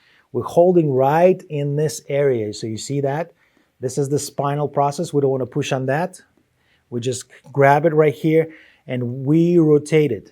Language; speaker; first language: English; non-native, fluent; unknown